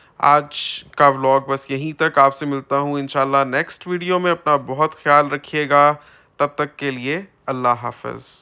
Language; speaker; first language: Urdu; native; Urdu